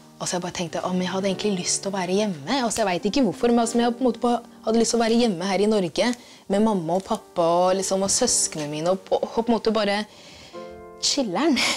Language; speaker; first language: Norwegian; early bilingual, other home language; Kikuyu